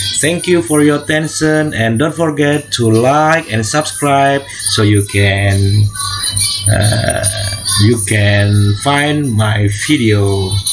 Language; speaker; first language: English; non-native, learner; Indonesian